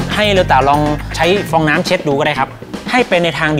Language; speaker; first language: Thai; native; Thai